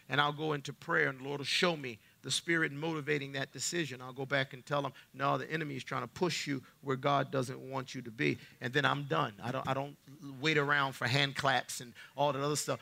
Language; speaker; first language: English; native; English